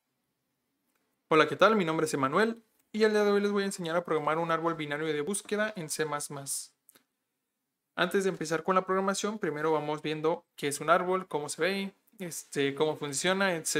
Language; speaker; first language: Spanish; native; Spanish